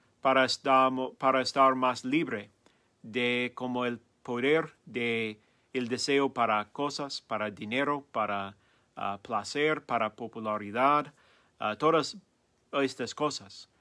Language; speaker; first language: Spanish; non-native, learner; English